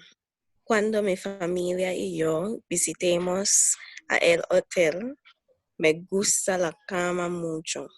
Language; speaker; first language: Spanish; non-native, learner; English